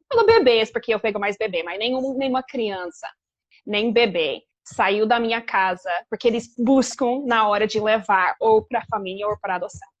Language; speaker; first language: Portuguese; non-native, fluent; English